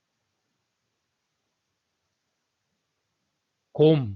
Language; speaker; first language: Korean; native; Korean